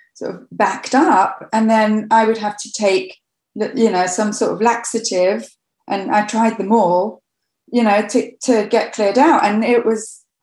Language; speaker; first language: English; native; English